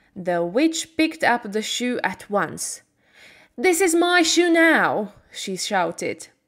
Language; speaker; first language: English; non-native, fluent; Slovak